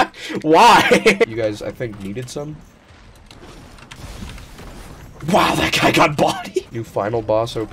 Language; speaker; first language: English; native; English